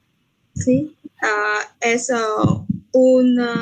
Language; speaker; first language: Spanish; non-native, learner; Vietnamese